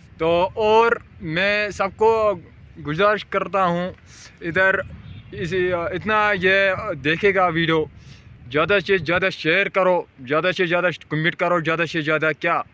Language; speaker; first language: Hindi; non-native, local second language; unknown